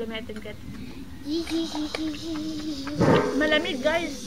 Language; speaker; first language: French; non-native, learner; Filipino